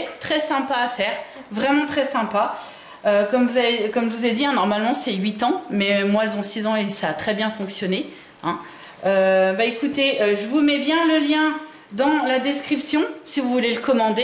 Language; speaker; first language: French; native; French